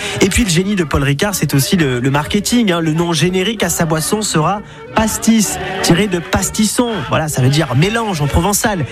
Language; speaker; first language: French; native; French